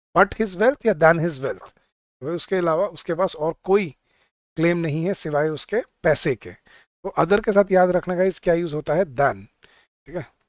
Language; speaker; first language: Hindi; native; Hindi